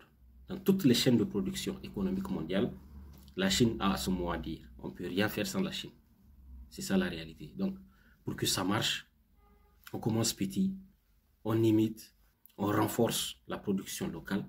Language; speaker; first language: French; non-native, local second language; Hausa